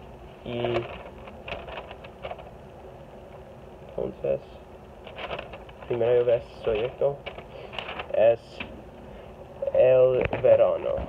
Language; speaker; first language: Spanish; non-native, learner; English